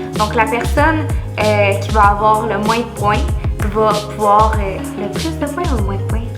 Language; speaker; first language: French; native; French